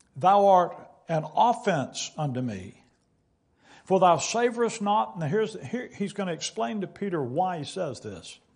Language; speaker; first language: English; native; English